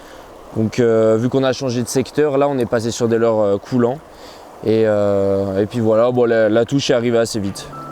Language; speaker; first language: French; native; French